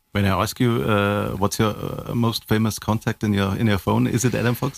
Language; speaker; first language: English; non-native, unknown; German